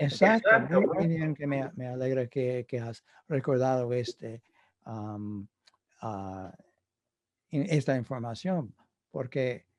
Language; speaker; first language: Spanish; non-native, fluent; English